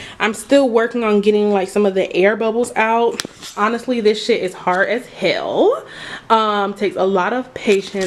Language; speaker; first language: English; native; English